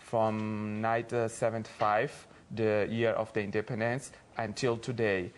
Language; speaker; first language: English; non-native, fluent; Portuguese